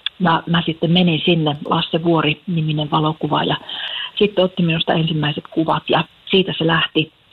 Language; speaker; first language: Finnish; native; Finnish